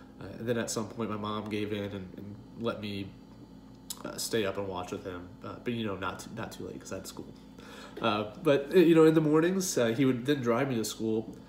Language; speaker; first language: English; native; English